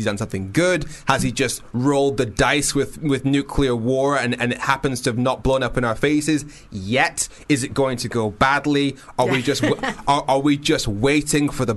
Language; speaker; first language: English; native; English